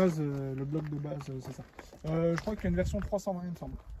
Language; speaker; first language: French; native; French